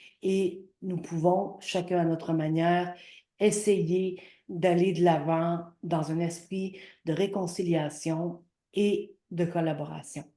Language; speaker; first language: French; native; French